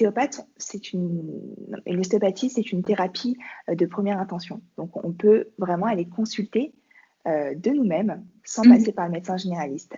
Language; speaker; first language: French; native; French